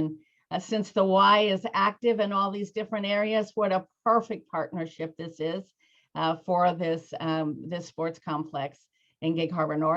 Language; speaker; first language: English; native; English